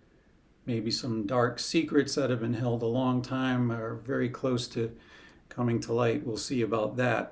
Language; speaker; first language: English; native; English